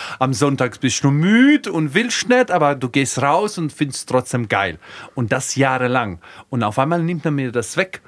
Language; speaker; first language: German; early bilingual, other home language; Croatian